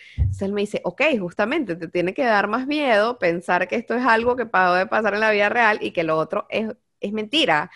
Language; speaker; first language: Spanish; native; Spanish